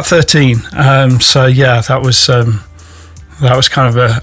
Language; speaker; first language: English; native; English